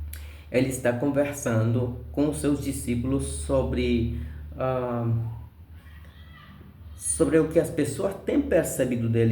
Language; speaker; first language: Portuguese; non-native, fluent; Spanish